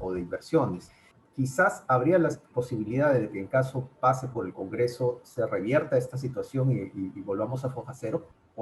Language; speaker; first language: Spanish; native; Spanish